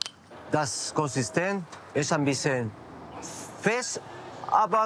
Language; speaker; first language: German; non-native, learner; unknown